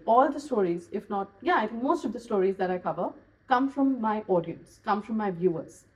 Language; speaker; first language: English; non-native, local second language; Hindi